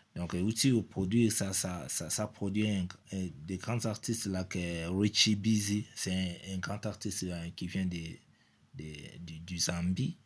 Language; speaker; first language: French; non-native, local second language; Lingala